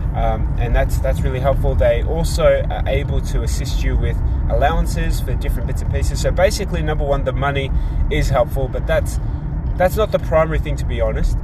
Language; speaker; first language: English; native; English